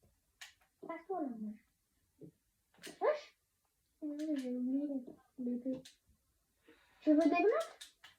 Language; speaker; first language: French; native; French